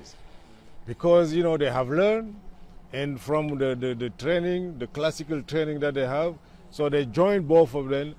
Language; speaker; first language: English; non-native, fluent; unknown